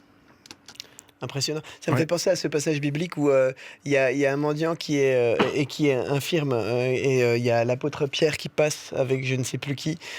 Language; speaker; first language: French; native; French